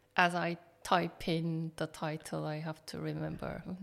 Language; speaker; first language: English; non-native, fluent; Korean